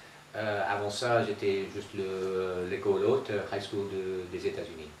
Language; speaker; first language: French; non-native, fluent; English